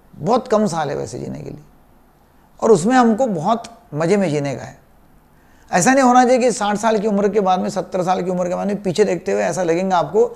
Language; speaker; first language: Hindi; non-native, local second language; Marathi